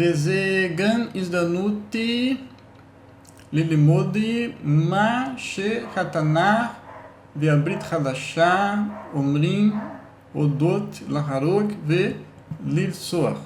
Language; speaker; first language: Hebrew; non-native, learner; Portuguese